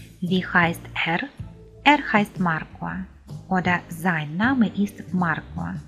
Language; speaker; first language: German; non-native, fluent; Ukrainian